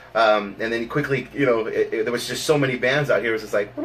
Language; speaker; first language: English; native; English